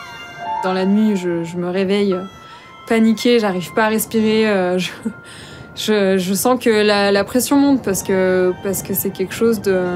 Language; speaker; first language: French; native; French